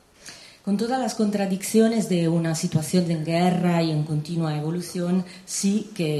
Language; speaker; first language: Spanish; non-native, fluent; Italian